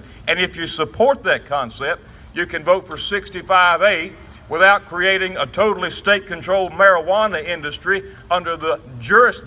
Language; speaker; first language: English; native; English